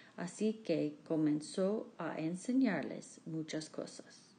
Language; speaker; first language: Spanish; non-native, learner; English